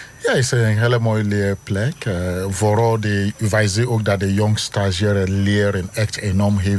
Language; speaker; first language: Dutch; non-native, fluent; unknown